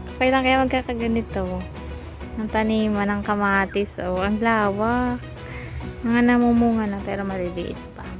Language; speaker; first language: Filipino; non-native, local second language; Bikol